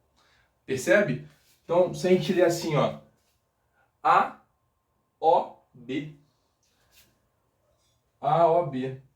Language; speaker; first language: Portuguese; native; Portuguese